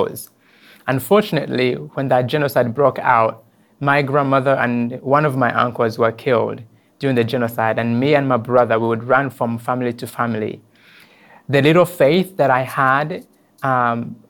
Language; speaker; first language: English; non-native, local second language; Kinyarwanda